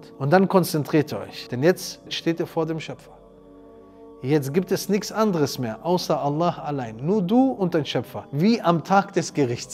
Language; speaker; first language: German; native; German